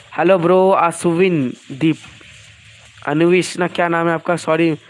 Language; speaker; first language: Hindi; non-native, local second language; Bangla